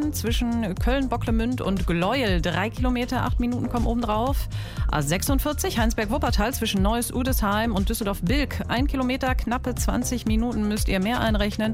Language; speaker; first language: German; native; German